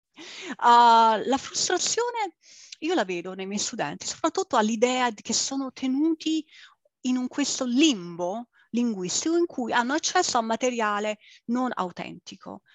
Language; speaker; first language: Italian; early bilingual, other home language; English